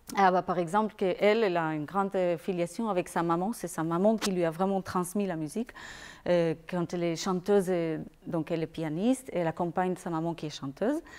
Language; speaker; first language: French; non-native, fluent; Spanish